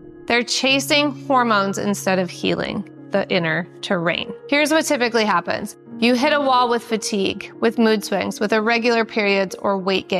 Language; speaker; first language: English; native; English